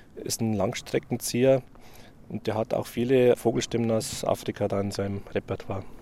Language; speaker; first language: German; native; German